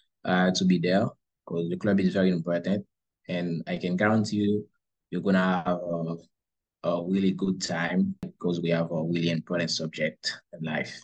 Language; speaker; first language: English; non-native, learner; Haitian Creole